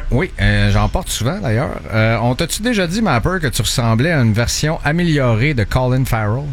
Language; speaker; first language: French; native; French